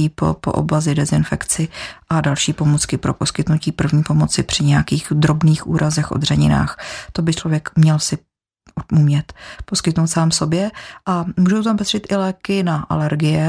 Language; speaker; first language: Czech; native; Czech